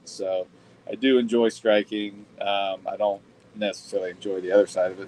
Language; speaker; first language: English; native; English